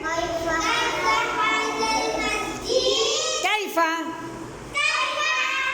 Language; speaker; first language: Arabic; non-native, learner; Bangla